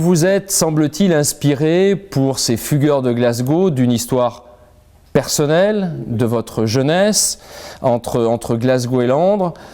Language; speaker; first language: French; native; French